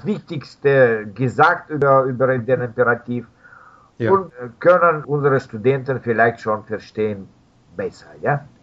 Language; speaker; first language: German; non-native, learner; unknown